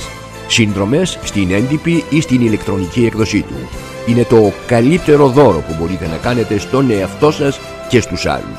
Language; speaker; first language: Greek; native; Greek